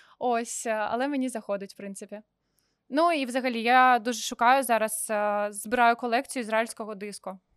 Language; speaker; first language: Ukrainian; non-native, local second language; Russian